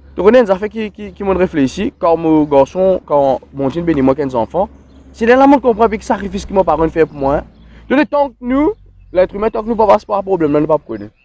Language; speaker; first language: French; non-native, local second language; Morisyen